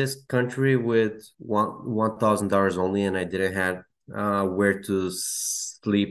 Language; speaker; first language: English; non-native, fluent; Bulgarian